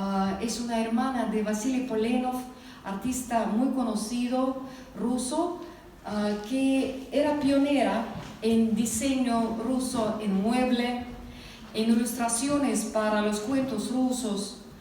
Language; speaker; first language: Spanish; non-native, fluent; Russian